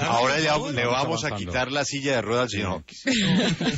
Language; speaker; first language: Spanish; native; Spanish